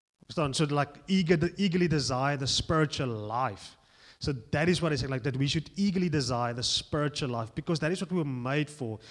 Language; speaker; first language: English; non-native, local second language; Afrikaans